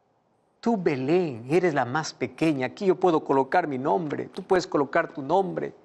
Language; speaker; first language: Spanish; native; Spanish